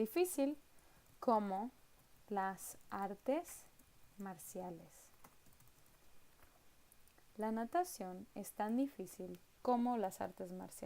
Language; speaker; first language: Spanish; non-native, fluent; English